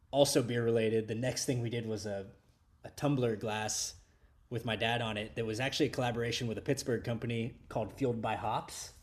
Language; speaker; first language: English; native; English